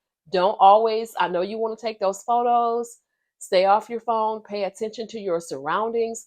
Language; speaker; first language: English; native; English